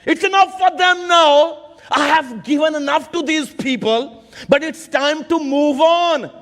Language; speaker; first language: English; non-native, local second language; Urdu